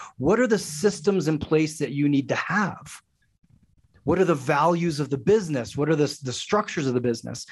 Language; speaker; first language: English; native; English